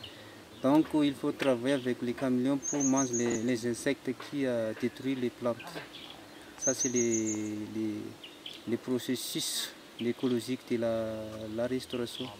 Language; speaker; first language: French; non-native, local second language; Malagasy